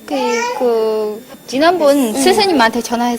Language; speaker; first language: Korean; non-native, learner; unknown